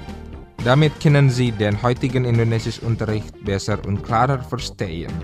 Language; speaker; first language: German; non-native, fluent; Indonesian